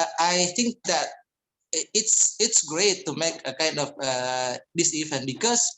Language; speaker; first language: English; non-native, fluent; Indonesian